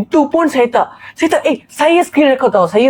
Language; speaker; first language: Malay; non-native, local second language; Tamil